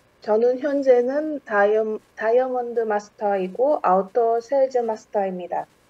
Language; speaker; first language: Korean; non-native, fluent; Indonesian